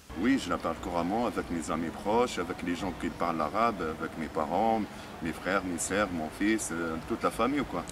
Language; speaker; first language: French; non-native, local second language; Arabic